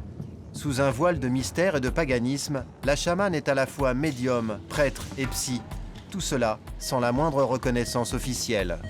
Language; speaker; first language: French; native; French